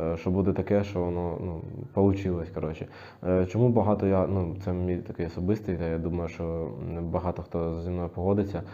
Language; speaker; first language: Ukrainian; native; Ukrainian